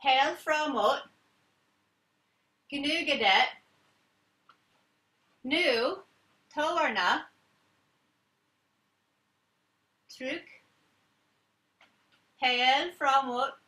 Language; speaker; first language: Swedish; non-native, learner; English